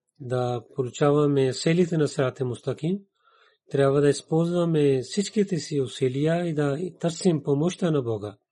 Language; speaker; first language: Bulgarian; non-native, learner; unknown